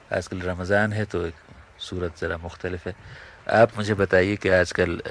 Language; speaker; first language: Urdu; native; Urdu